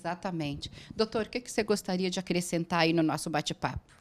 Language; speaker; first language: Portuguese; native; Portuguese